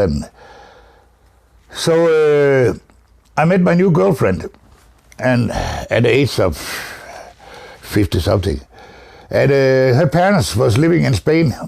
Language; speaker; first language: English; non-native, fluent; Danish